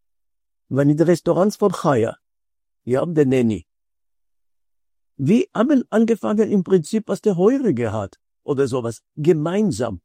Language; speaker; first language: German; non-native, fluent; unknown